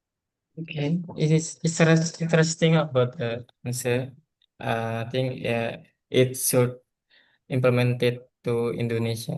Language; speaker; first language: English; non-native, learner; Indonesian